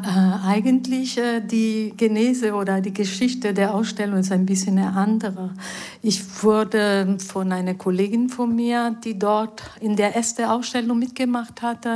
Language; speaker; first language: German; non-native, fluent; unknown